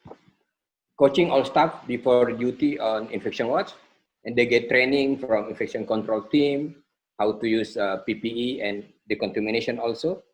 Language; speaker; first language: English; non-native, fluent; Indonesian